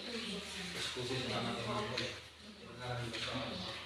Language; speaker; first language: Indonesian; native; Indonesian